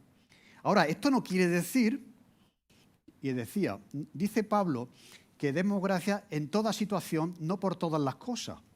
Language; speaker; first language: Spanish; native; Spanish